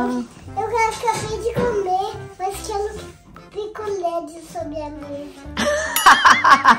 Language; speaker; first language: Portuguese; early bilingual, heritage; Portuguese